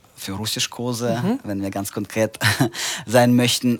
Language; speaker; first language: German; non-native, fluent; Russian